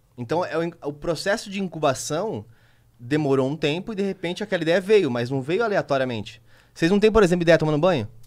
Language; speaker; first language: Portuguese; native; Portuguese